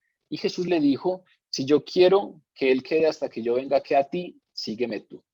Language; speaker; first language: Spanish; native; Spanish